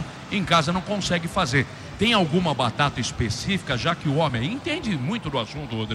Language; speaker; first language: Portuguese; native; Portuguese